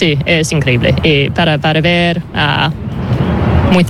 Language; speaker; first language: Spanish; non-native, learner; English